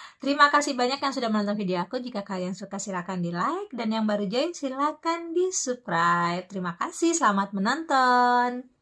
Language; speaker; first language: Indonesian; native; Indonesian